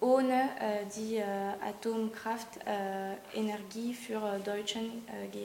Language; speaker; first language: German; non-native, learner; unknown